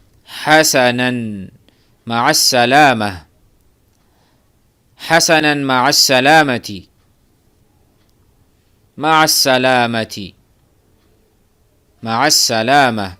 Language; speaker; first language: Arabic; non-native, fluent; Urdu